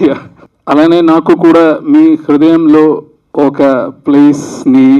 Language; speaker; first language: Telugu; non-native, learner; Malayalam